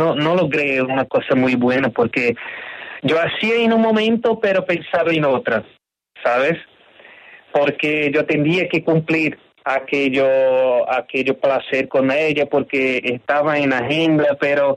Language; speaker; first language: Spanish; non-native, learner; Portuguese